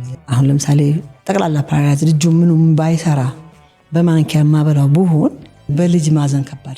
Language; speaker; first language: Amharic; native; Amharic